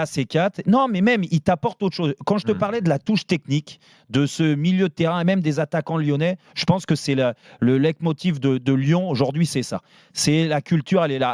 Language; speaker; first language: French; native; French